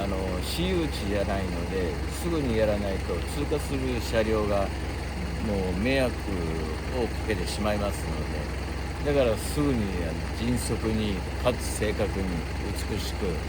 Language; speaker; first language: Japanese; native; Japanese